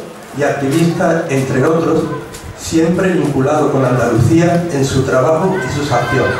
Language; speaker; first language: Spanish; native; Spanish